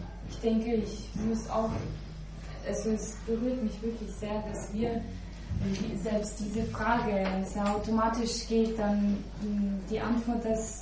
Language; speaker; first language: German; non-native, fluent; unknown